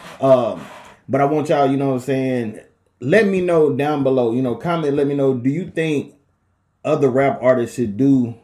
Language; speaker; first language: English; native; English